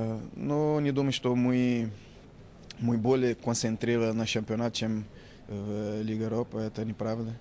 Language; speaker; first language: Russian; non-native, fluent; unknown